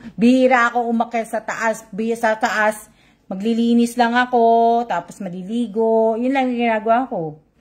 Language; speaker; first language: Filipino; native; Filipino